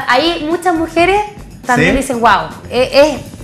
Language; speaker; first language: Spanish; native; Spanish